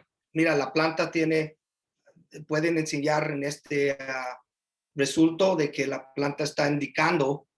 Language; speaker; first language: Spanish; early bilingual, heritage; English